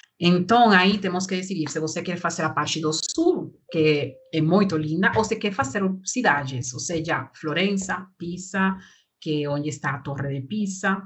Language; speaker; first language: Portuguese; non-native, learner; Spanish